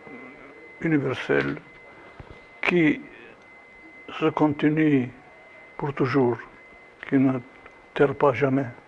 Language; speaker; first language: French; non-native, fluent; Albanian